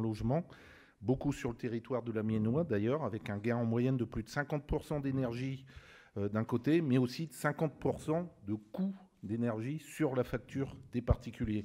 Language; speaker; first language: French; native; French